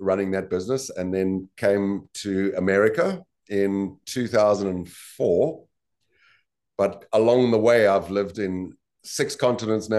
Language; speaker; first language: English; native; English